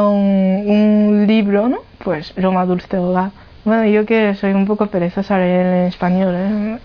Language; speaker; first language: Spanish; non-native, fluent; Chinese